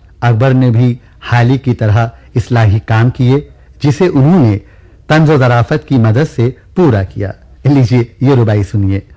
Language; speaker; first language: Urdu; native; Urdu